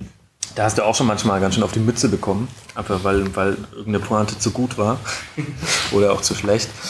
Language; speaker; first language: German; native; German